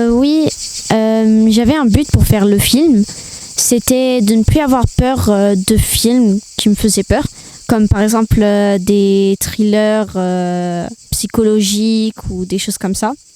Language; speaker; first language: French; early bilingual, other home language; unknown